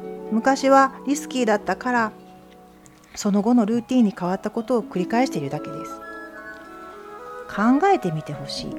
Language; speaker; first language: Japanese; native; Japanese